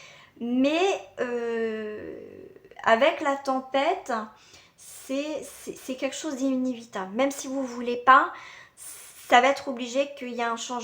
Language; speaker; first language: French; native; French